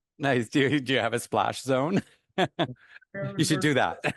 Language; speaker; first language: English; native; English